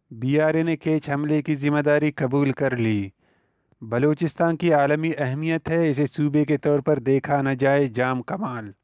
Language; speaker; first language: Urdu; non-native, local second language; Baluchi